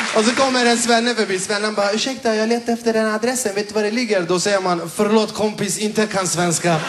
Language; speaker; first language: Swedish; early bilingual, other home language; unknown